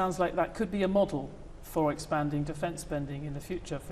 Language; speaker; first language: English; native; English